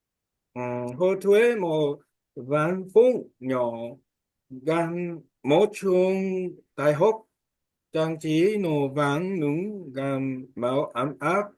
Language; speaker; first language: Vietnamese; non-native, learner; Korean